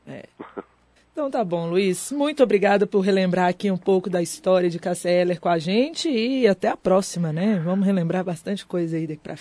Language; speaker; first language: Portuguese; native; Portuguese